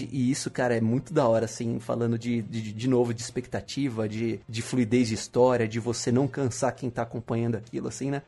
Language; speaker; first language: Portuguese; native; Portuguese